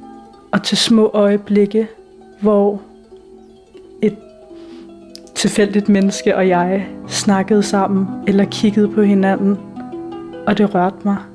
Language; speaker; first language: Danish; early bilingual, other home language; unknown